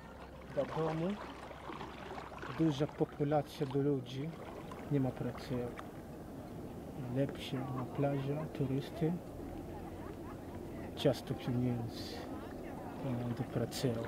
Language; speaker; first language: Polish; non-native, learner; Swahili